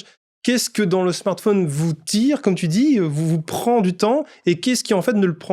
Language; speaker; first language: French; native; French